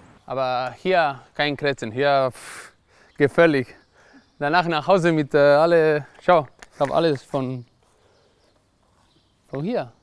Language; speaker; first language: German; non-native, learner; Spanish